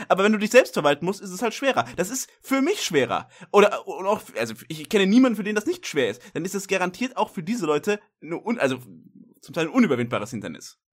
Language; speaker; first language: German; native; German